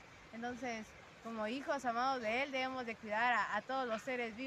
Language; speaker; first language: Spanish; native; Spanish